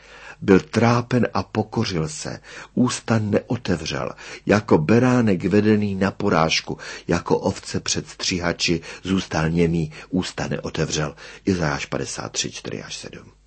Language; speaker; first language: Czech; native; Czech